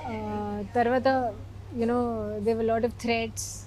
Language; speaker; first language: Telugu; non-native, learner; Hindi